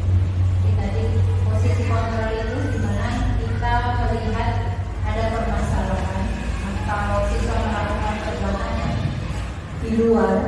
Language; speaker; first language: Indonesian; native; Indonesian